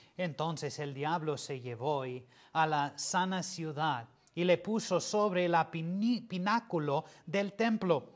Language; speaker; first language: Spanish; non-native, fluent; English